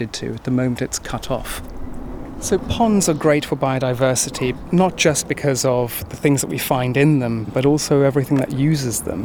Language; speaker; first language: English; native; English